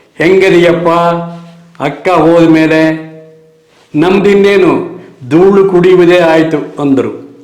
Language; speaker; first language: Kannada; native; Kannada